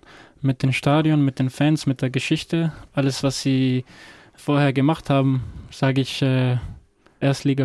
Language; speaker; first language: German; non-native, fluent; Croatian